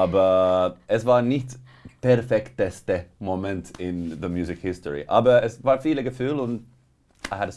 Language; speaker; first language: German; non-native, learner; Finnish